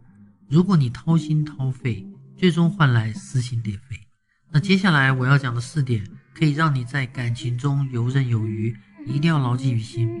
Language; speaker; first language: Chinese; native; Chinese